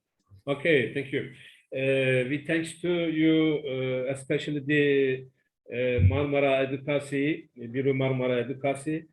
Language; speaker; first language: English; non-native, learner; Turkish